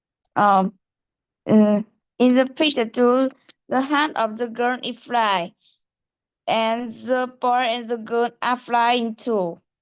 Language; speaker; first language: English; non-native, learner; Vietnamese